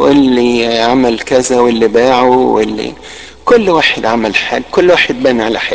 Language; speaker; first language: Arabic; native; Arabic